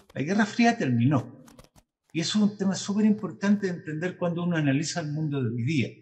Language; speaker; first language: Spanish; native; Spanish